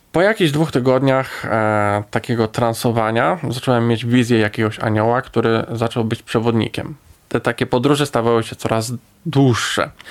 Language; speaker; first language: Polish; native; Polish